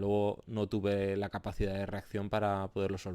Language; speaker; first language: Spanish; native; Spanish